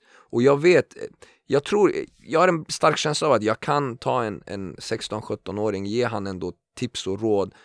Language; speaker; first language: Swedish; early bilingual, other home language; Kurdish